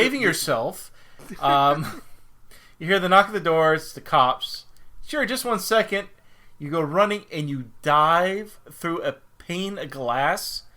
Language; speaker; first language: English; native; English